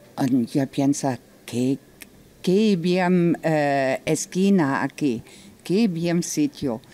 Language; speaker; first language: Spanish; non-native, learner; German